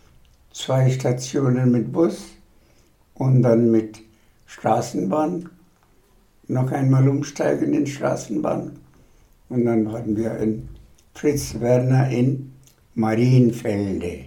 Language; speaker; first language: German; non-native, fluent; Bangla